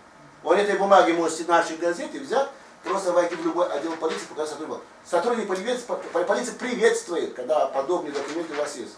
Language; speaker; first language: Russian; non-native, fluent; Tajik